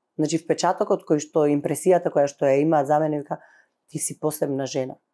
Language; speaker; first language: Macedonian; native; Macedonian